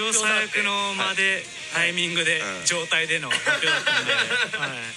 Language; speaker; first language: Japanese; native; Japanese